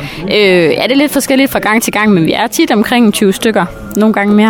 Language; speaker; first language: Danish; native; Danish